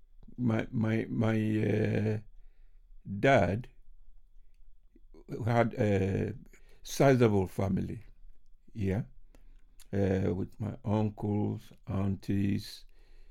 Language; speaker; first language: English; non-native, local second language; Ga